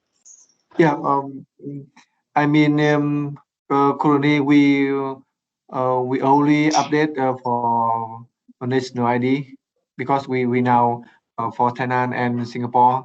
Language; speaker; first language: English; non-native, learner; Vietnamese